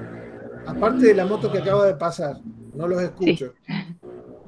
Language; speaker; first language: Spanish; native; Spanish